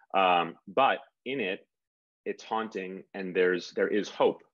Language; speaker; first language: English; native; English